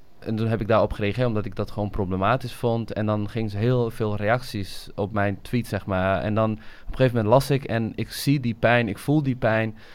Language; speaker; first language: Dutch; early bilingual, other home language; Somali